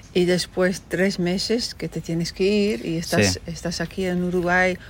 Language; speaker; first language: Spanish; non-native, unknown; Dutch